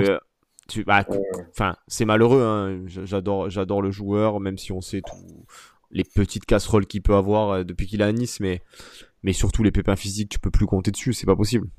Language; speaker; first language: French; native; French